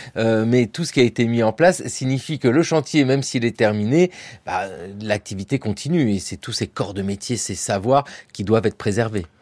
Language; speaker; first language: French; native; French